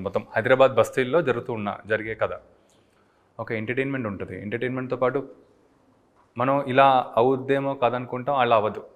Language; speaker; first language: Telugu; native; Telugu